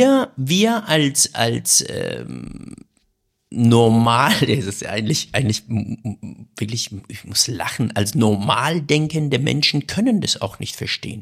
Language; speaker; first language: German; non-native, fluent; Persian